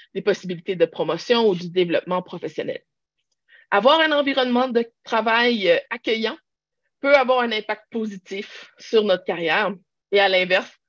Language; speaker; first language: French; native; French